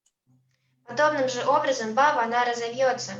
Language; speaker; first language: Russian; native; Russian